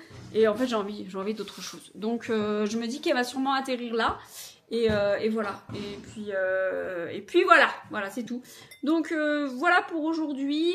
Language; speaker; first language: French; native; French